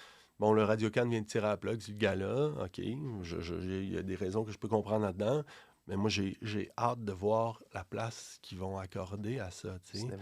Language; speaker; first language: French; native; French